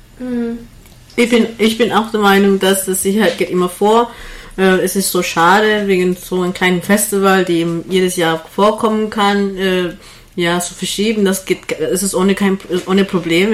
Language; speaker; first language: German; non-native, fluent; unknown